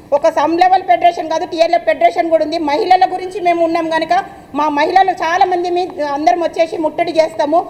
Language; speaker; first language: Telugu; native; Telugu